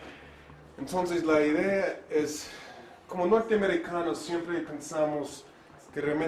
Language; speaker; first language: Spanish; non-native, learner; English